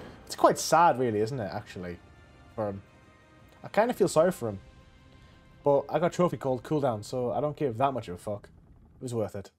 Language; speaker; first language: English; native; English